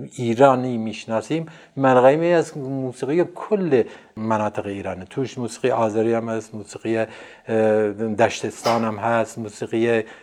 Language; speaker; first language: Persian; non-native, local second language; Central Kurdish